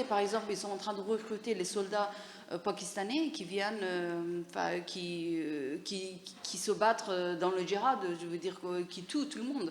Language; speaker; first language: French; non-native, learner; Persian